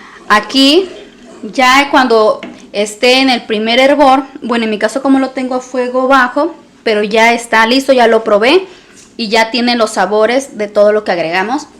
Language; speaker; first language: Spanish; native; Spanish